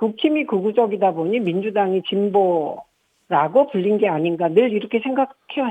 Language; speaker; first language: Korean; native; Korean